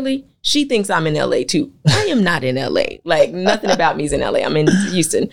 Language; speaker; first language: English; native; English